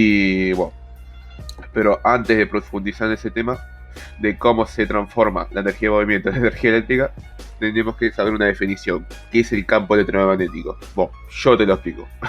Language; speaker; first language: Spanish; native; Spanish